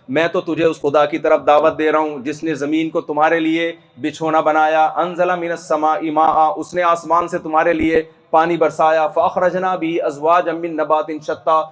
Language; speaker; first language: Urdu; native; Urdu